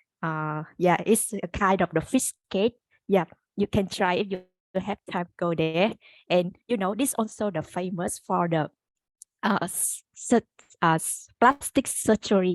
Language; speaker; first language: English; non-native, learner; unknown